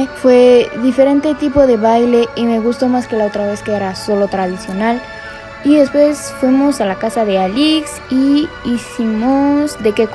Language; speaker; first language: Spanish; non-native, fluent; French